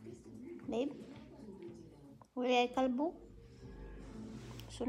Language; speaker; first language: Dutch; non-native, learner; Filipino